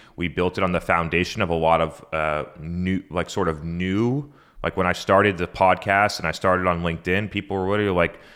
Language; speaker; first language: English; native; English